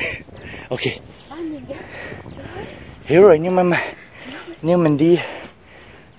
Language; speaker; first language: Vietnamese; early bilingual, heritage; English